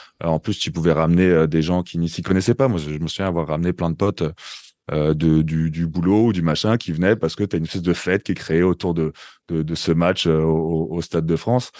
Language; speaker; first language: French; native; French